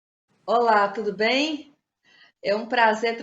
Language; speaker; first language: Portuguese; native; Portuguese